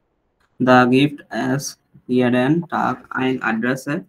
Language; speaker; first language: German; non-native, learner; Bangla